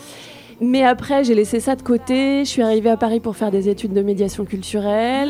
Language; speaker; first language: French; native; French